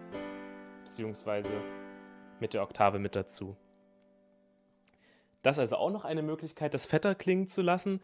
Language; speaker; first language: German; native; German